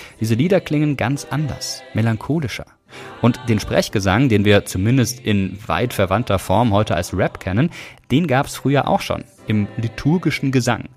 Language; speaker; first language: German; native; German